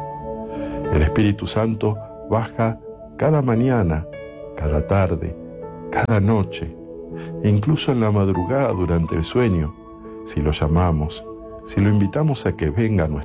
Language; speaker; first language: Spanish; native; Spanish